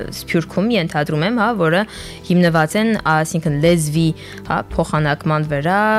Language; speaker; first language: Armenian; early bilingual, heritage; French